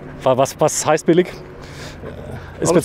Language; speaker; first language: German; native; German